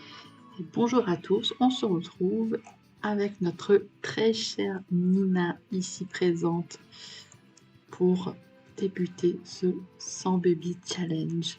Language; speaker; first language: French; native; French